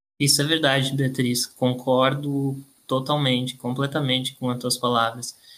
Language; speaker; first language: Portuguese; native; Portuguese